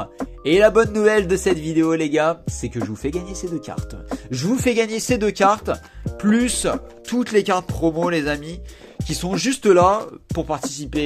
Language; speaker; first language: French; native; French